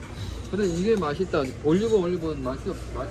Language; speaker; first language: Korean; native; Korean